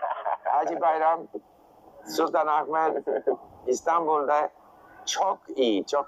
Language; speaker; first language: Turkish; non-native, learner; English